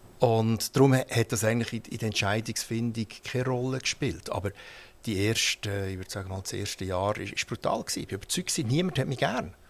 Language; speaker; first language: German; early bilingual, heritage; German